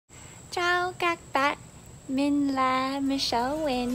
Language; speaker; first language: Vietnamese; non-native, learner; English